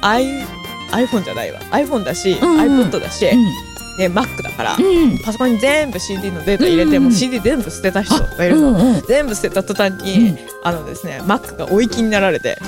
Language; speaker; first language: Japanese; native; Japanese